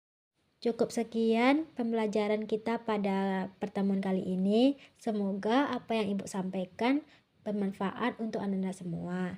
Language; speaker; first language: Indonesian; native; Indonesian